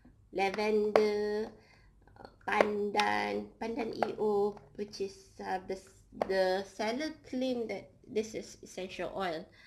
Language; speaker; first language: English; non-native, local second language; Malay